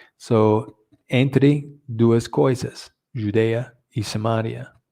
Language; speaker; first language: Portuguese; non-native, fluent; English